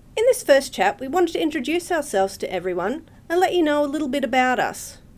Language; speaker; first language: English; native; English